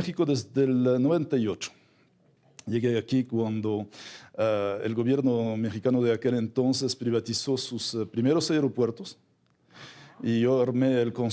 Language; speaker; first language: Spanish; non-native, fluent; French